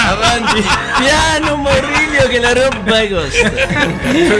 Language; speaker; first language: Italian; native; Italian